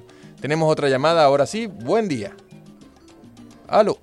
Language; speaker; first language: Spanish; native; Spanish